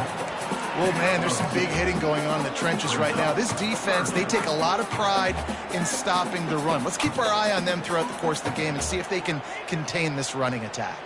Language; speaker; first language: English; native; English